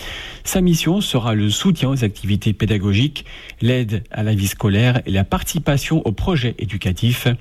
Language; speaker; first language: French; native; French